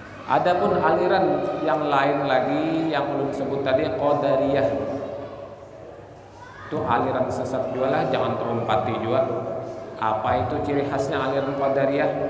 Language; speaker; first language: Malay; non-native, local second language; Banjar